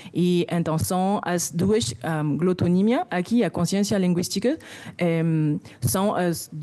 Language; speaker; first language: Portuguese; non-native, fluent; French